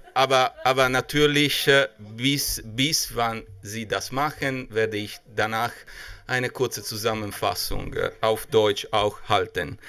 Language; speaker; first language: German; non-native, fluent; Italian